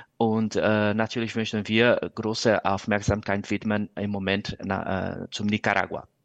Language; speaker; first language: German; non-native, fluent; Portuguese